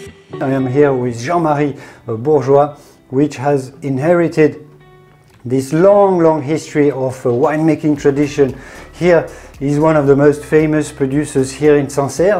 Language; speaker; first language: English; non-native, fluent; French